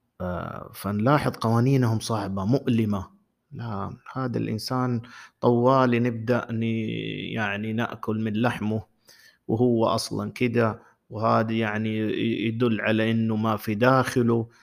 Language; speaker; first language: Arabic; native; Arabic